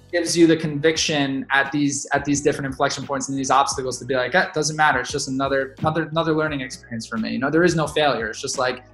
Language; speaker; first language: English; native; English